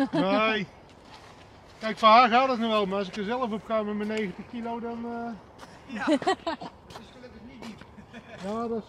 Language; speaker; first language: Dutch; native; Dutch